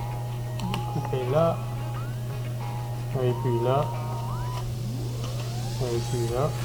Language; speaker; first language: French; non-native, fluent; English